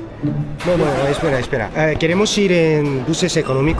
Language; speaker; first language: Spanish; non-native, fluent; Korean